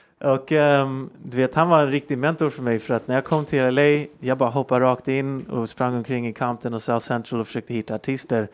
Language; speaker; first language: Swedish; early bilingual, heritage; Swedish